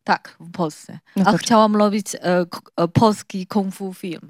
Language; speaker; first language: Polish; non-native, learner; Chinese